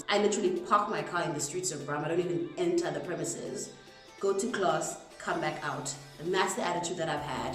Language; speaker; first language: English; non-native, local second language; Zulu